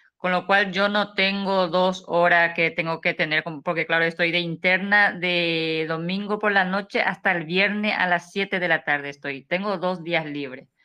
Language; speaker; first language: Spanish; native; Spanish